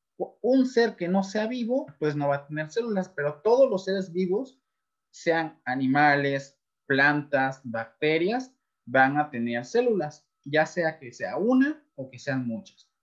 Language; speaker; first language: Spanish; native; Spanish